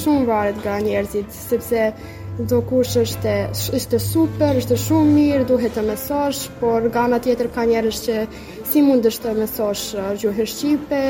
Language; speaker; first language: Albanian; non-native, fluent; Serbian